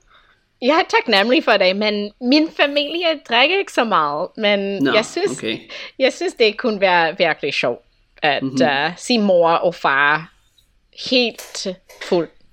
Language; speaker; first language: Danish; non-native, fluent; English